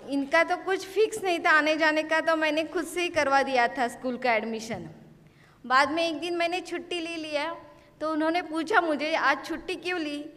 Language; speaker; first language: Hindi; non-native, local second language; Marathi